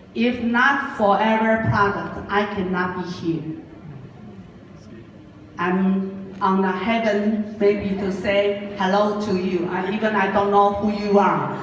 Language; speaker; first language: English; non-native, learner; Japanese